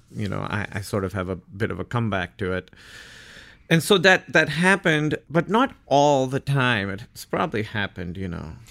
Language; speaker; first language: English; non-native, local second language; Urdu